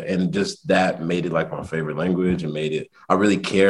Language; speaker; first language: English; native; English